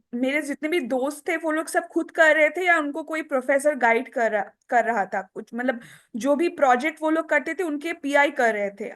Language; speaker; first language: Hindi; non-native, local second language; Assamese